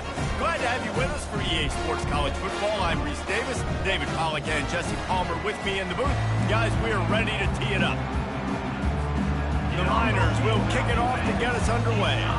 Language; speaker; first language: English; native; English